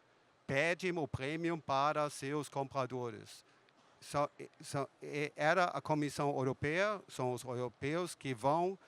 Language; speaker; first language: Portuguese; non-native, fluent; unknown